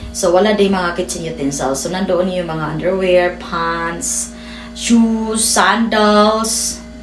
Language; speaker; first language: Filipino; non-native, local second language; Cebuano